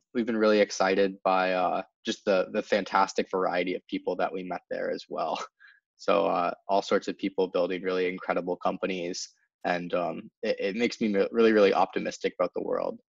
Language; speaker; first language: English; native; English